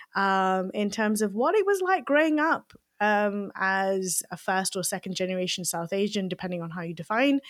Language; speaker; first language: English; native; English